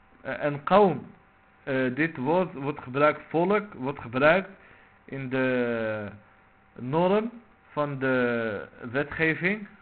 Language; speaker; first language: Dutch; non-native, local second language; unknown